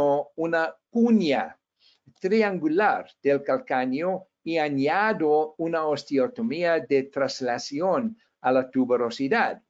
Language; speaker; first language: Spanish; non-native, fluent; English